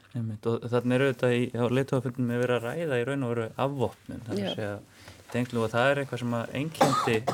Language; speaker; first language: Icelandic; native; Icelandic